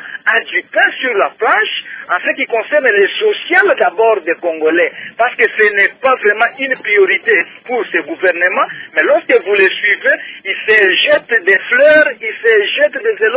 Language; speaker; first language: French; non-native, local second language; Luba-Lulua